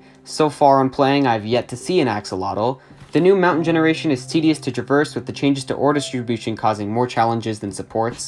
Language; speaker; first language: English; native; English